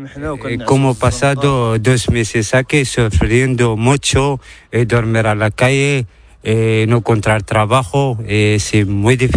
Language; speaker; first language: Spanish; non-native, learner; Arabic